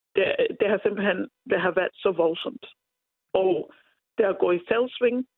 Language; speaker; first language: Danish; non-native, fluent; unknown